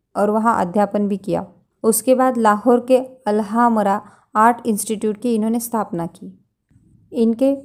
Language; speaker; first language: Hindi; non-native, local second language; Marathi